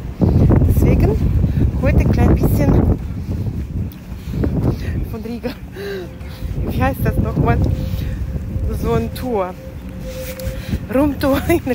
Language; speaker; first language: German; non-native, fluent; Latvian